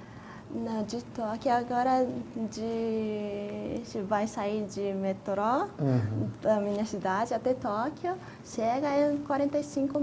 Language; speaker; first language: Portuguese; non-native, fluent; Japanese